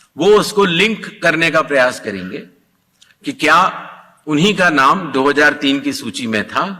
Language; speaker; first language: Hindi; native; Hindi